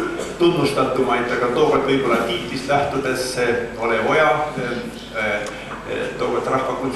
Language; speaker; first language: Estonian; native; Estonian